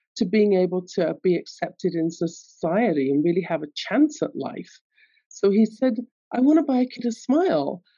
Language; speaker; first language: English; native; English